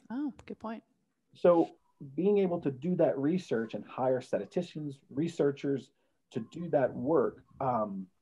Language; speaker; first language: English; native; English